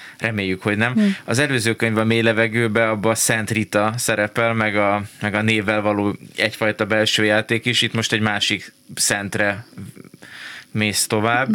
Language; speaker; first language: Hungarian; native; Hungarian